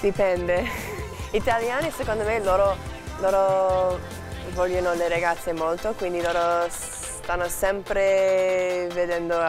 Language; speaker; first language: Italian; non-native, learner; English